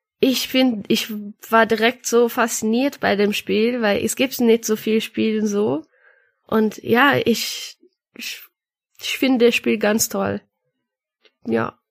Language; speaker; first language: German; non-native, learner; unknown